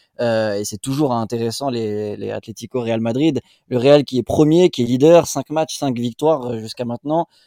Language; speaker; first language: French; native; French